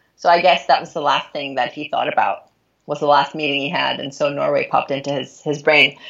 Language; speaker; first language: English; non-native, fluent; Norwegian